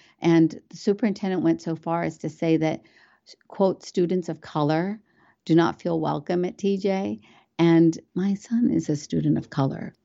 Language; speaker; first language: English; early bilingual, other home language; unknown